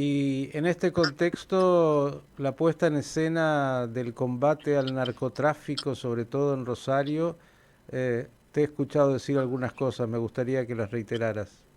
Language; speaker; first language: Spanish; native; Spanish